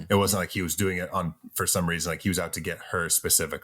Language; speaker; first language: English; native; English